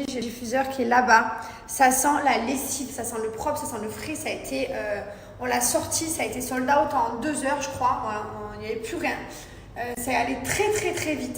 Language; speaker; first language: French; native; French